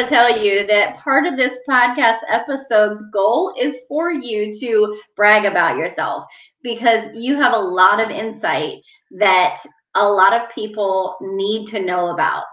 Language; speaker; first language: English; native; English